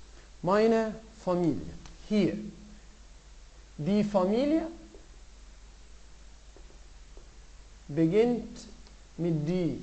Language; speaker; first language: German; non-native, fluent; Arabic